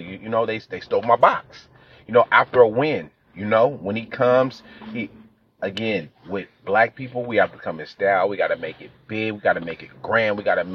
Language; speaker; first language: English; native; English